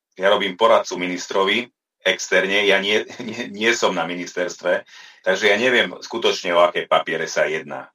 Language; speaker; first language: Slovak; non-native, local second language; Hungarian